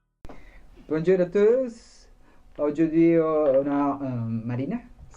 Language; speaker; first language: French; non-native, learner; Spanish